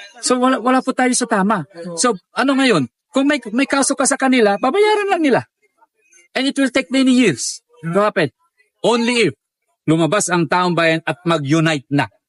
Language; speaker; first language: Filipino; non-native, local second language; Iloko